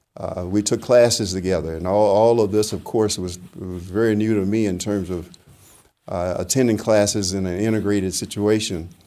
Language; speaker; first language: English; native; English